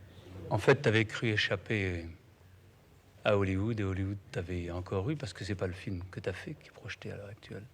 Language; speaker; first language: French; native; French